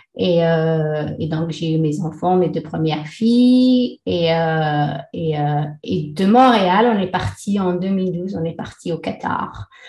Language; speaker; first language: French; non-native, local second language; Arabic